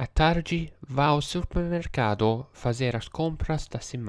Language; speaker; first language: Portuguese; non-native, learner; English